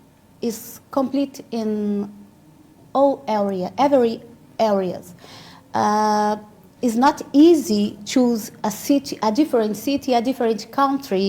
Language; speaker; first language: English; non-native, learner; Portuguese